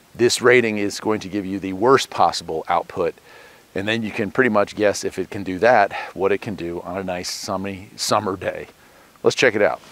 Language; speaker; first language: English; native; English